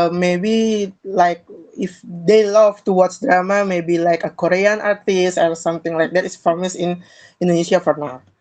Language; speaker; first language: English; non-native, learner; Indonesian